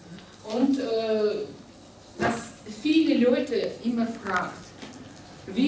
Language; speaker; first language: German; non-native, learner; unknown